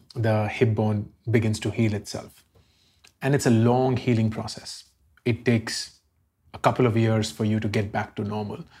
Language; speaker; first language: English; non-native, local second language; Hindi